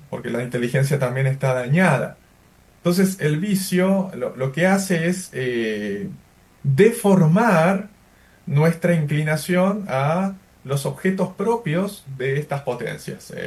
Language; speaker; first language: Spanish; native; Spanish